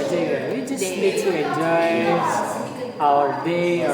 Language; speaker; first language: English; non-native, learner; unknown